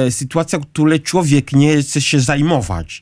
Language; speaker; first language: Polish; non-native, learner; Kinyarwanda